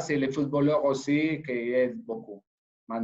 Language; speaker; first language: French; non-native, fluent; Spanish